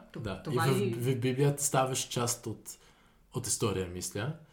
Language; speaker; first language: Bulgarian; non-native, fluent; Dutch